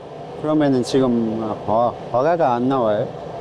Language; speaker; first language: Korean; non-native, learner; Nepali